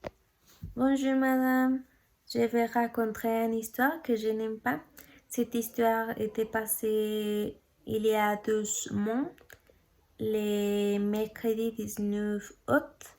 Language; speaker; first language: French; non-native, learner; Spanish